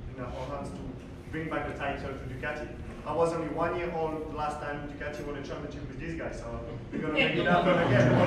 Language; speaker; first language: English; non-native, fluent; French